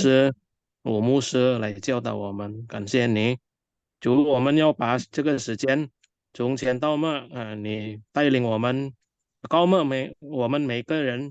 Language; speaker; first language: Chinese; non-native, learner; Indonesian